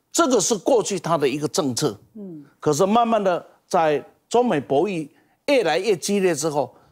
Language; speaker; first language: Chinese; native; Chinese